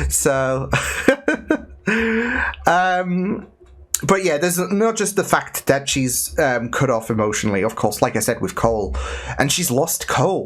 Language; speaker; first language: English; native; English